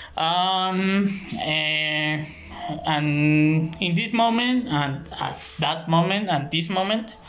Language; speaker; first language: English; non-native, learner; Spanish